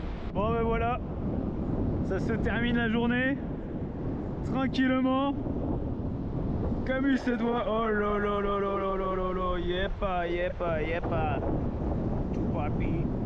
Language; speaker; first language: French; native; French